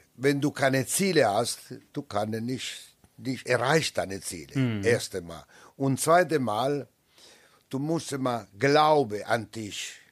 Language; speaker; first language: German; non-native, learner; Italian